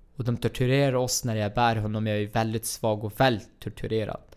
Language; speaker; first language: Swedish; non-native, fluent; Arabic